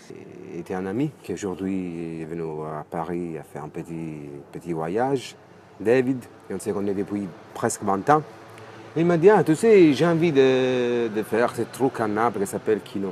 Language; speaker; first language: French; non-native, fluent; Italian